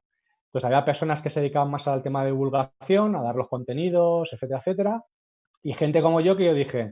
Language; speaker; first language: Spanish; native; Spanish